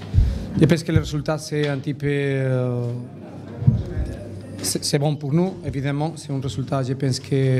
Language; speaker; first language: French; non-native, learner; Spanish